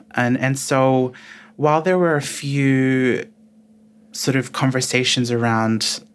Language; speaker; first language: English; early bilingual, other home language; Filipino